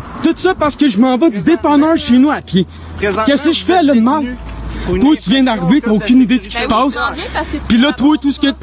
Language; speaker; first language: French; native; French